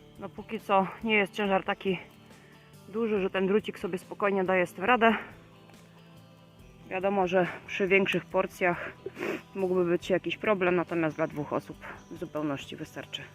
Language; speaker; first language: Polish; native; Polish